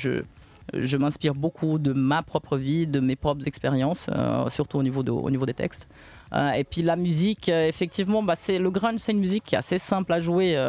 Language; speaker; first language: French; native; French